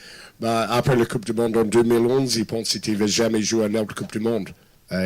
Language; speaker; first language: French; non-native, fluent; English